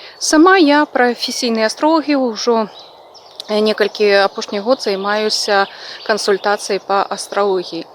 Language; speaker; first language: Belarusian; non-native, local second language; Russian